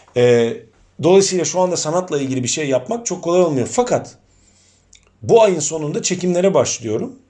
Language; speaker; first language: Turkish; native; Turkish